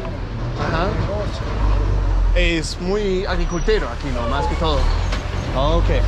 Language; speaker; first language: Spanish; non-native, learner; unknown